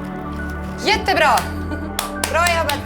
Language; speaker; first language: Swedish; non-native, learner; Serbian